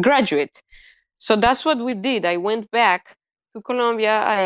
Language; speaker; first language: English; early bilingual, other home language; Spanish